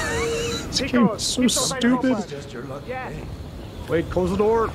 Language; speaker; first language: English; native; English